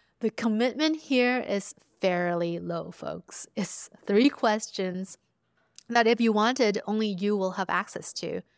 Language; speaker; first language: English; early bilingual, other home language; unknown